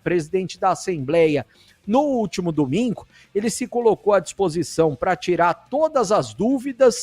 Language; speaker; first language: Portuguese; native; Portuguese